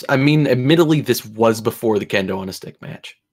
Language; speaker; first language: English; native; English